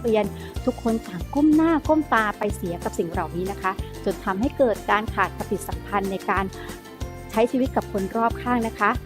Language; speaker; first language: Thai; native; Thai